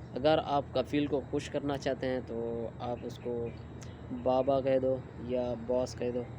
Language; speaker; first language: Urdu; native; Urdu